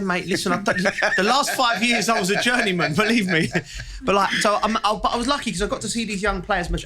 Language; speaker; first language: English; native; English